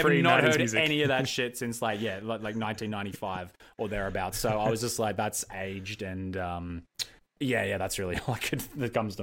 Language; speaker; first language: English; native; English